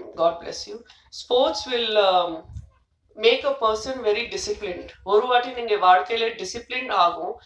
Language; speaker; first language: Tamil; non-native, fluent; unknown